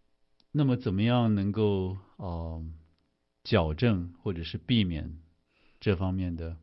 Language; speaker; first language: Chinese; native; Chinese